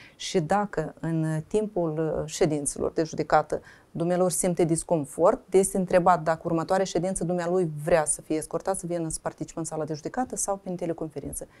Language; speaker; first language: Romanian; native; Romanian